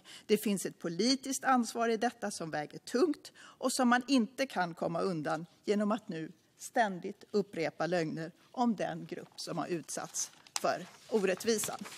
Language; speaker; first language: Swedish; native; Swedish